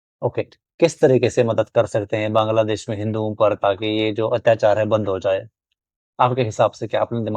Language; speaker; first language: Hindi; native; Hindi